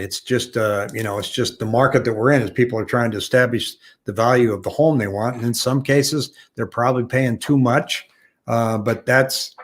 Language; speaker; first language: English; native; English